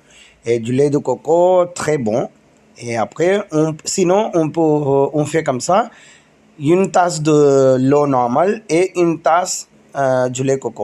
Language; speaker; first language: French; non-native, learner; Tamil